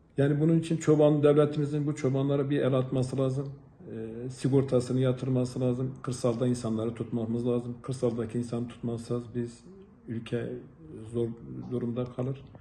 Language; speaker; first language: Turkish; native; Turkish